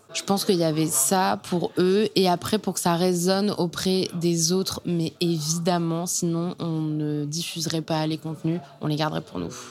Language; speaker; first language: French; native; French